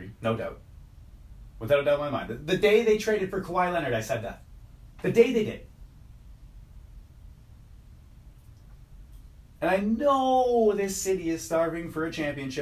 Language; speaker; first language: English; native; English